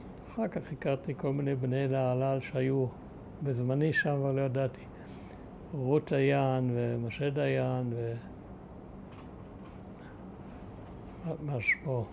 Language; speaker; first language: Hebrew; early bilingual, other home language; German